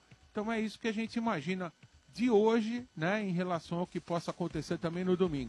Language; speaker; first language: Portuguese; native; Portuguese